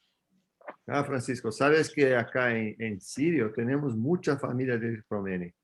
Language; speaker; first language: Spanish; non-native, fluent; Portuguese